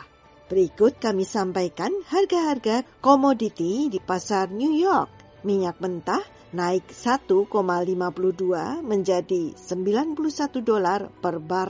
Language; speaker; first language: Indonesian; native; Indonesian